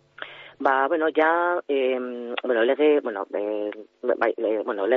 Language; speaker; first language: Basque; non-native, local second language; Spanish